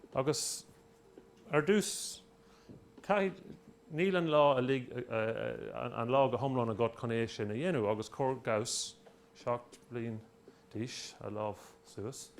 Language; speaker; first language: Irish; non-native, local second language; English